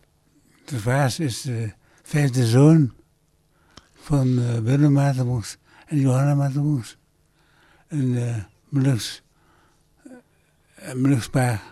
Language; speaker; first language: Dutch; early bilingual, other home language; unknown